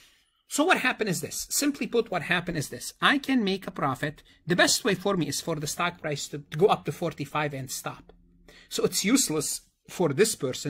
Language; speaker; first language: English; non-native, fluent; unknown